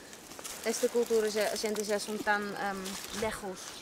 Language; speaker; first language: Galician; non-native, learner; Dutch